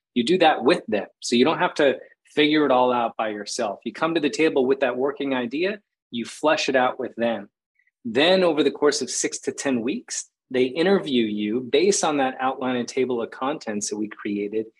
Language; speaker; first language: English; native; English